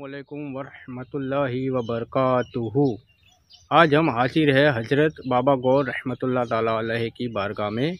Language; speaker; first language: Urdu; non-native, local second language; Gujarati